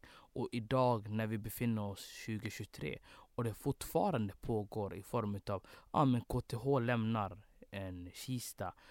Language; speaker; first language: Swedish; early bilingual, other home language; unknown